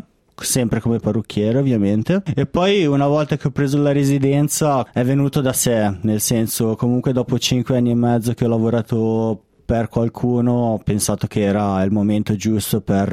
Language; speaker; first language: Italian; native; Italian